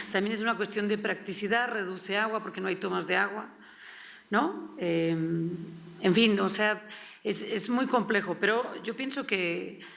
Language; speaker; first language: Spanish; native; Spanish